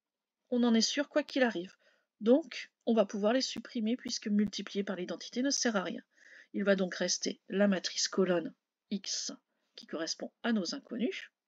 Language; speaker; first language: French; native; French